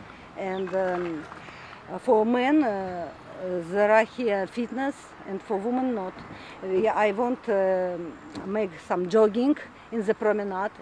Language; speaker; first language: English; non-native, learner; Russian